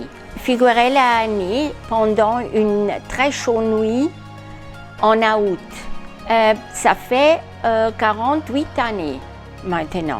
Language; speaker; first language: French; non-native, learner; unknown